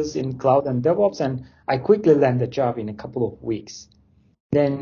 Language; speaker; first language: English; non-native, fluent; Turkish